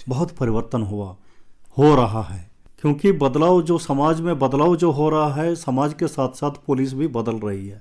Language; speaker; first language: Hindi; non-native, local second language; Telugu